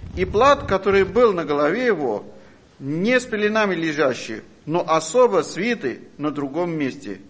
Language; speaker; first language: Russian; non-native, fluent; Armenian